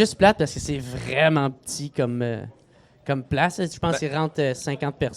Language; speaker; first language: French; native; French